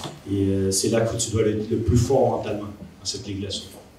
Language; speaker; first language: French; native; French